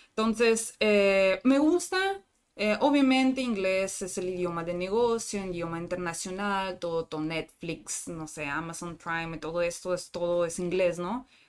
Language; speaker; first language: Spanish; non-native, fluent; Russian